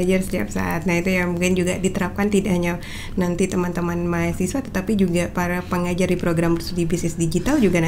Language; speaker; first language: Indonesian; native; Indonesian